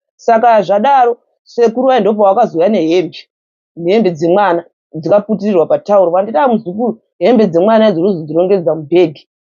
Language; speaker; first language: Shona; native; Shona